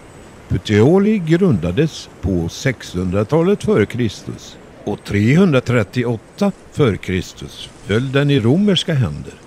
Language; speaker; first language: Swedish; native; Swedish